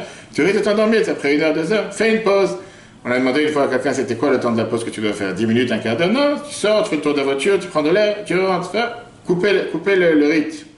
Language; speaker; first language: French; native; French